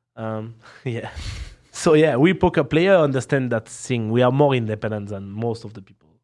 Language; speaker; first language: English; non-native, fluent; French